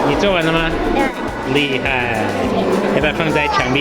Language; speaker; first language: Chinese; non-native, fluent; English